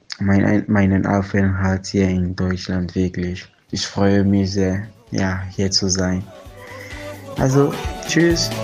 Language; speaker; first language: German; non-native, fluent; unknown